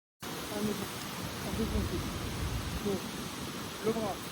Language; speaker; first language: French; native; French